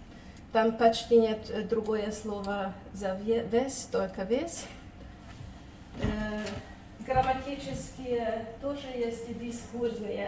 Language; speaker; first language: Russian; non-native, fluent; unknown